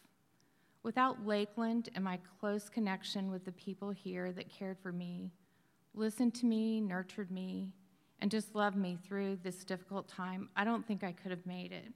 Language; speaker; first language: English; native; English